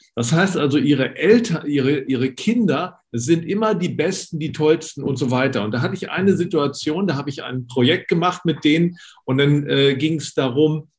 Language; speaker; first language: German; native; German